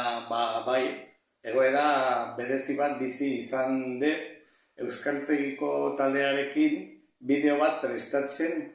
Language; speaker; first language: Basque; non-native, learner; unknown